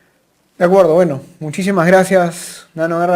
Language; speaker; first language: Spanish; native; Spanish